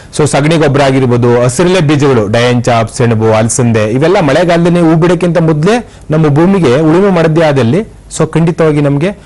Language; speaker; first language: Kannada; native; Kannada